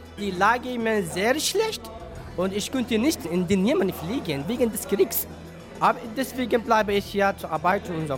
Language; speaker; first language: German; non-native, fluent; Arabic